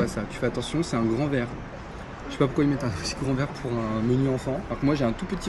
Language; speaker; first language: French; native; French